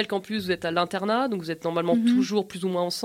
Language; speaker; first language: French; native; French